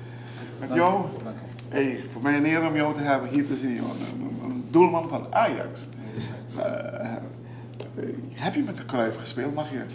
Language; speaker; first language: Dutch; non-native, local second language; Papiamento